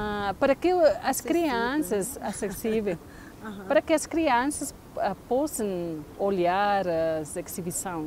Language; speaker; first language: Portuguese; non-native, fluent; Spanish